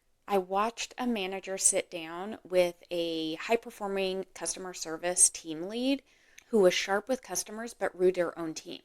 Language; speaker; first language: English; native; English